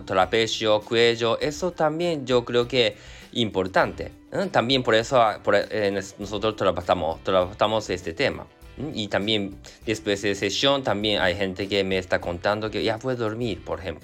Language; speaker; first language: Spanish; non-native, learner; Japanese